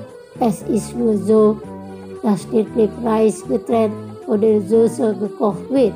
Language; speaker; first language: German; non-native, fluent; Indonesian